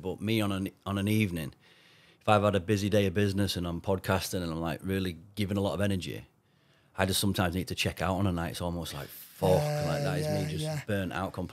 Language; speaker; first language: English; native; English